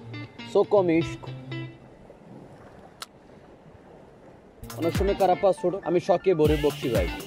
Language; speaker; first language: Portuguese; non-native, learner; Bangla